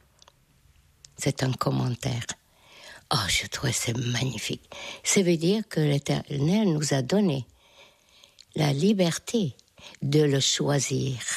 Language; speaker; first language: French; non-native, fluent; Hungarian